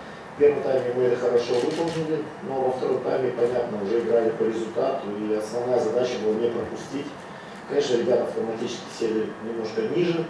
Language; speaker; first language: Russian; native; Russian